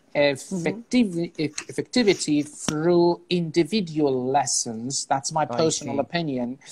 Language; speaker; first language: English; non-native, fluent; Azerbaijani